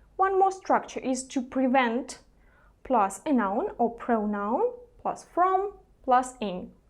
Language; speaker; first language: English; non-native, fluent; Russian